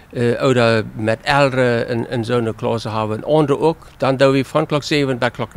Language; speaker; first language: German; non-native, learner; Plautdietsch